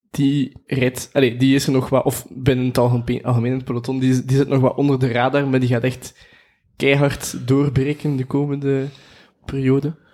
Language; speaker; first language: Dutch; native; Dutch